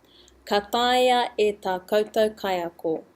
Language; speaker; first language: Māori; non-native, fluent; English